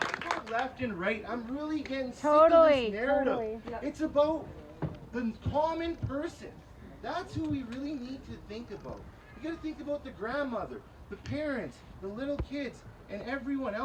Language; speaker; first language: English; early bilingual, other home language; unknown